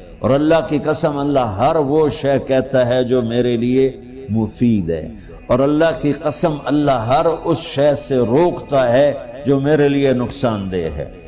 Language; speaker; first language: Urdu; non-native, local second language; Punjabi